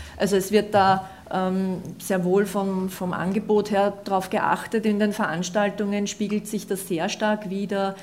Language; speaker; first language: German; native; German